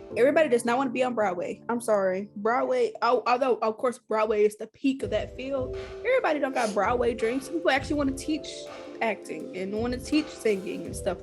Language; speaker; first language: English; native; English